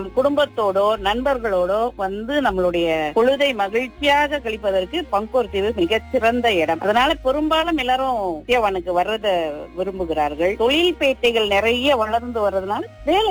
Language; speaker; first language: Tamil; early bilingual, heritage; Tamil